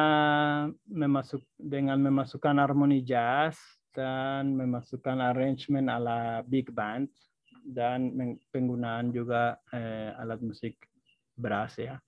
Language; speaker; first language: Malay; non-native, fluent; Spanish